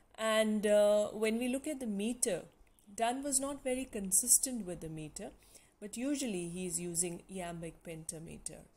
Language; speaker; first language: English; non-native, local second language; Punjabi